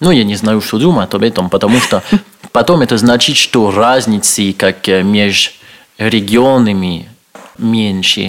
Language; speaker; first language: Russian; non-native, learner; French